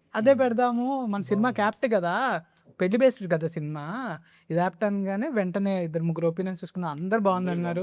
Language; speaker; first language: Telugu; native; Telugu